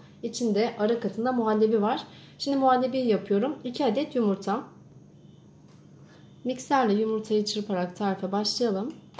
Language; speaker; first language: Turkish; native; Turkish